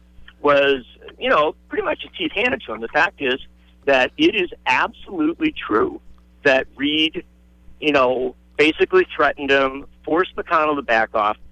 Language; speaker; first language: English; native; English